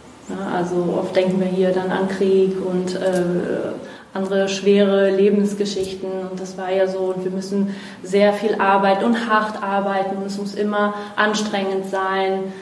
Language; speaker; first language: German; non-native, fluent; Portuguese